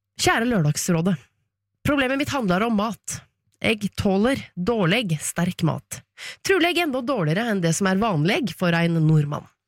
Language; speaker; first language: Norwegian; native; Norwegian